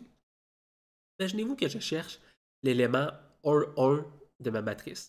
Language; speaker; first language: French; native; French